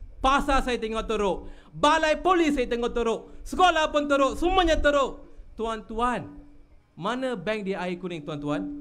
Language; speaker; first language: Malay; non-native, local second language; Tamil